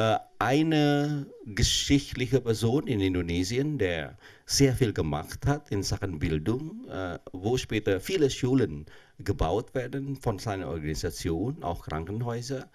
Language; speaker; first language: German; non-native, fluent; Indonesian